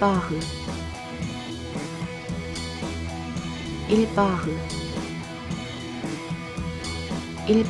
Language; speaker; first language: French; non-native, learner; Korean